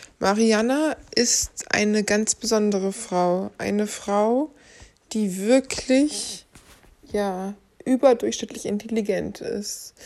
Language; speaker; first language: German; native; German